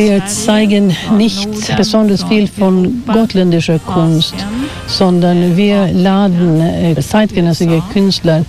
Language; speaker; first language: German; non-native, fluent; Swedish